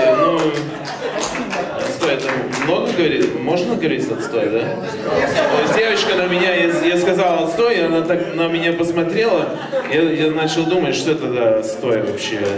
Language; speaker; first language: Russian; non-native, learner; Latvian